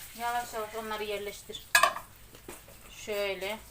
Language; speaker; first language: Turkish; native; Turkish